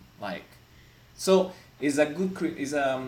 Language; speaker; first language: English; non-native, fluent; Italian